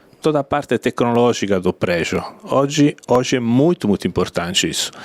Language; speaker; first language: Portuguese; non-native, fluent; Italian